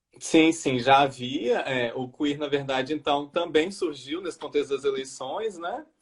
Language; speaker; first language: Portuguese; native; Portuguese